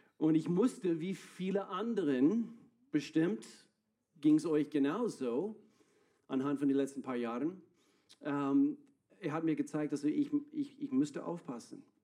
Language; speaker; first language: German; non-native, fluent; English